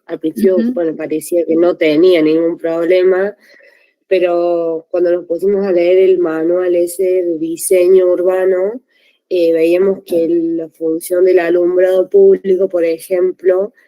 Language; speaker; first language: Spanish; native; Spanish